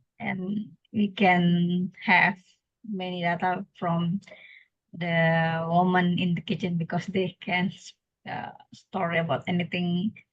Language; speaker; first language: English; non-native, learner; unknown